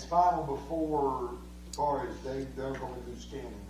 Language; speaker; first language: English; native; English